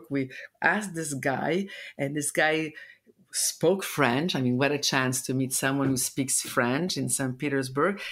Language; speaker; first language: English; non-native, fluent; Italian